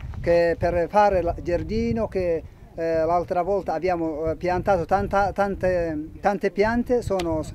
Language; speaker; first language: Italian; non-native, learner; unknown